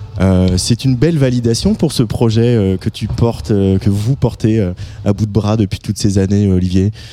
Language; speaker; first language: French; native; French